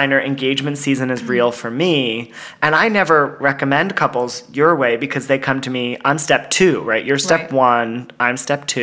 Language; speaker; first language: English; native; English